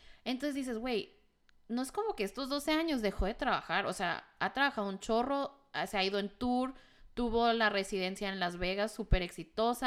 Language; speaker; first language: Spanish; native; Spanish